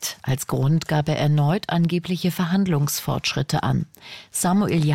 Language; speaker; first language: German; native; German